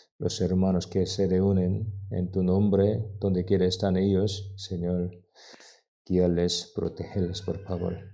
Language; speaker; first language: Spanish; non-native, learner; Korean